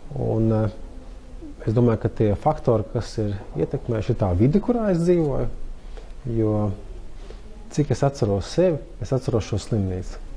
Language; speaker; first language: Latvian; native; Latvian